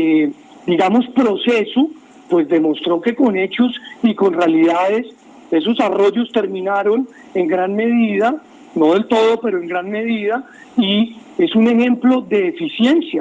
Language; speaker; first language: Spanish; native; Spanish